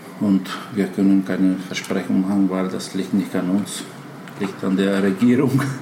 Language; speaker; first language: German; non-native, fluent; Albanian